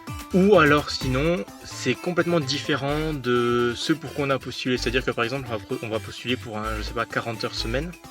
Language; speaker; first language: French; native; French